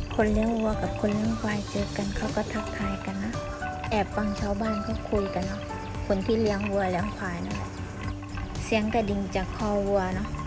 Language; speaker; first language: Thai; native; Thai